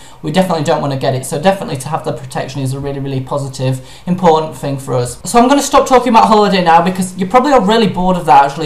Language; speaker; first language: English; native; English